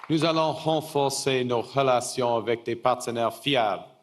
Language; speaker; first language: French; non-native, fluent; English